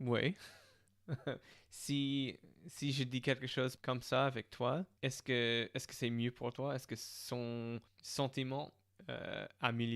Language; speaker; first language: French; non-native, fluent; English